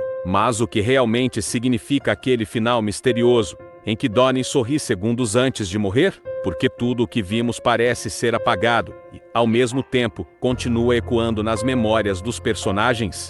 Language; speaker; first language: Portuguese; native; Portuguese